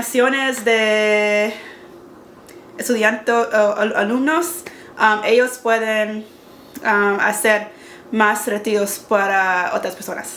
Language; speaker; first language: Spanish; non-native, learner; English